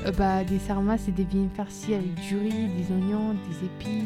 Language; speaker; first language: French; early bilingual, other home language; Turkish